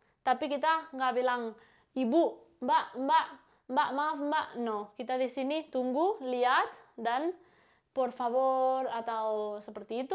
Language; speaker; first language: Indonesian; non-native, fluent; Spanish